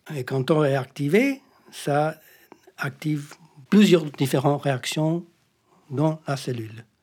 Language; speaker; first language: French; non-native, fluent; English